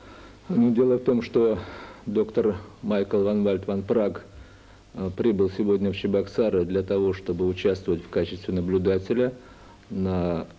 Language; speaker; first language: Russian; non-native, local second language; Chuvash